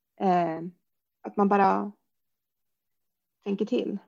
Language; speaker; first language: Swedish; early bilingual, other home language; Arabic